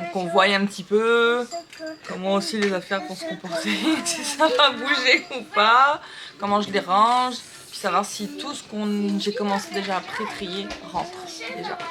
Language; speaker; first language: French; native; French